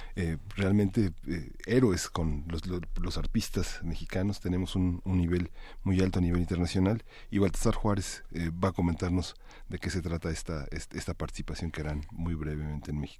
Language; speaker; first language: Spanish; native; Spanish